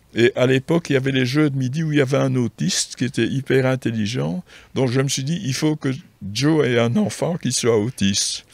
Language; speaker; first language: French; native; French